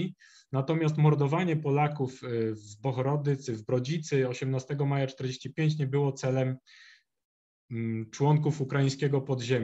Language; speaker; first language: Polish; native; Polish